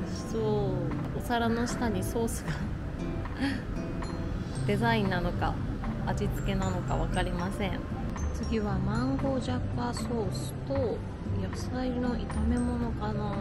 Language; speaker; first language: Japanese; native; Japanese